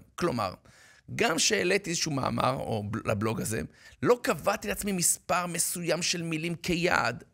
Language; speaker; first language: Hebrew; native; Hebrew